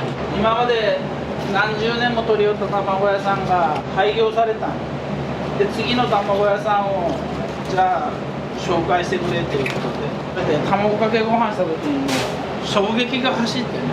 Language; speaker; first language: Japanese; native; Japanese